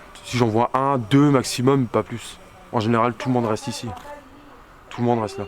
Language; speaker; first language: French; early bilingual, other home language; Portuguese